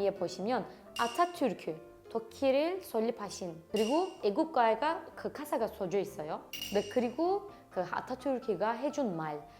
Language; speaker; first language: Korean; non-native, fluent; Turkish